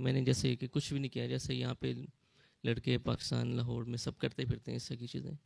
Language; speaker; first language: Urdu; early bilingual, heritage; Urdu